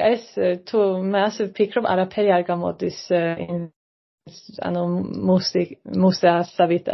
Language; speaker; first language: Georgian; early bilingual, heritage; Georgian